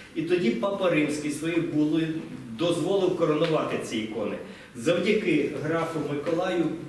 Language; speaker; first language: Ukrainian; native; Ukrainian